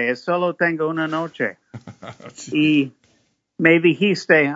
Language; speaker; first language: Spanish; non-native, fluent; English